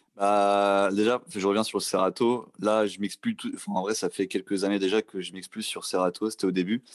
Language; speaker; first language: French; native; French